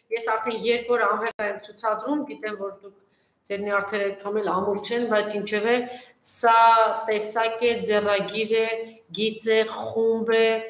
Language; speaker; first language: Armenian; native; Armenian